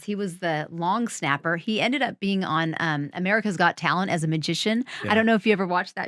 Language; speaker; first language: English; native; English